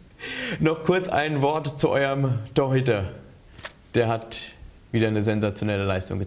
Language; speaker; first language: German; native; German